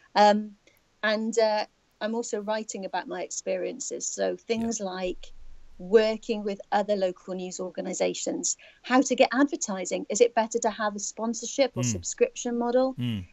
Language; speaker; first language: English; native; English